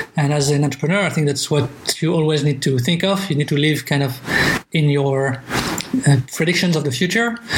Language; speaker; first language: English; non-native, fluent; French